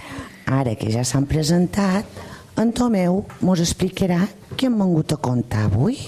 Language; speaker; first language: Catalan; native; Catalan